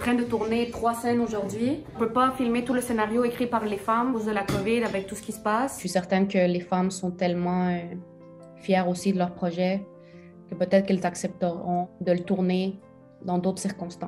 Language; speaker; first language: French; native; French